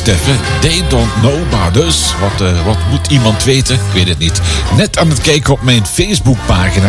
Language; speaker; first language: Dutch; native; Dutch